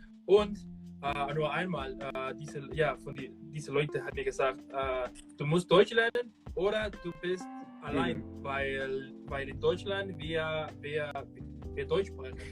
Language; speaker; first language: German; non-native, learner; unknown